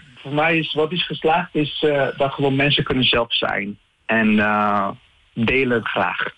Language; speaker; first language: Dutch; non-native, learner; Italian